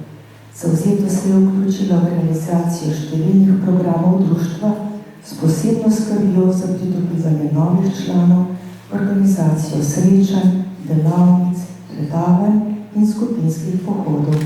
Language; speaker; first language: Slovenian; native; Slovenian